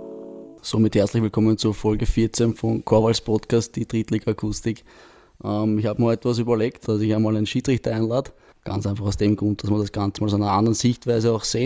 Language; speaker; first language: German; native; German